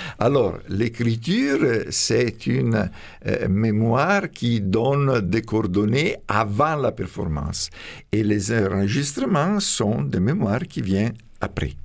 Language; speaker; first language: French; non-native, fluent; Italian